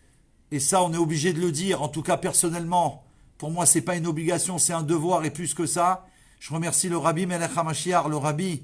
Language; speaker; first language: French; native; French